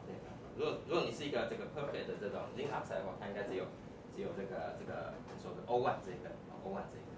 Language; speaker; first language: Chinese; native; Chinese